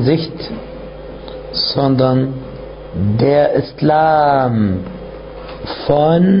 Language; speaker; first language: German; non-native, fluent; Arabic